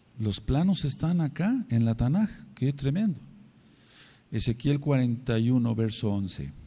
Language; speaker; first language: Spanish; native; Spanish